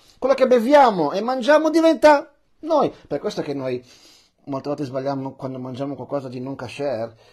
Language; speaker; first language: Italian; early bilingual, other home language; Persian